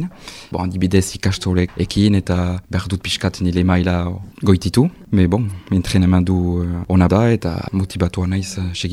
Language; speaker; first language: Basque; non-native, local second language; French